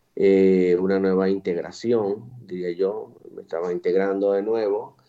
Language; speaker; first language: Spanish; native; Spanish